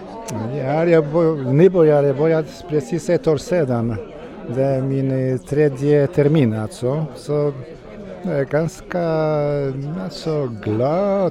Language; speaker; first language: Swedish; non-native, fluent; Polish